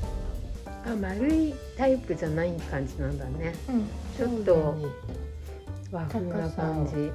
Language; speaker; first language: Japanese; native; Japanese